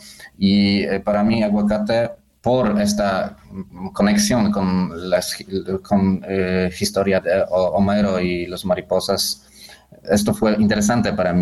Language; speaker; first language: Spanish; non-native, learner; Polish